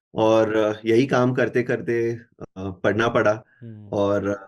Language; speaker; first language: Hindi; non-native, local second language; Marathi